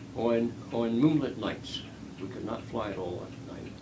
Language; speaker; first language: English; native; English